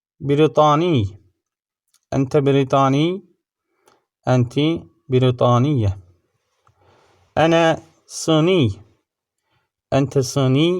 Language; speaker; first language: Arabic; non-native, learner; Turkish